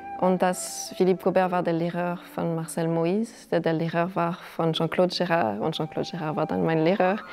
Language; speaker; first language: German; non-native, fluent; French